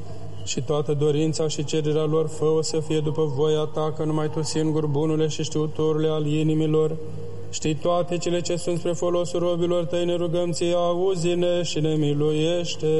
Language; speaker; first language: Romanian; native; Romanian